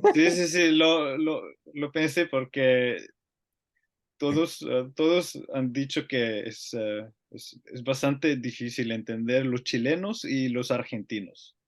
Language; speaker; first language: Spanish; non-native, learner; Finnish